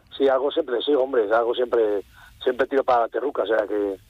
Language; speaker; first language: Spanish; native; Spanish